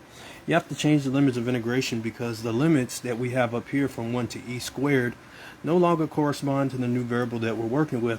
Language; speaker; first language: English; native; English